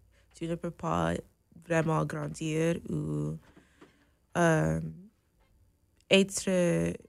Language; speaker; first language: French; non-native, fluent; English